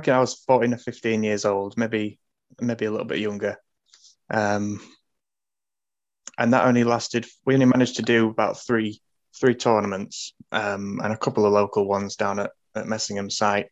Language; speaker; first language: English; native; English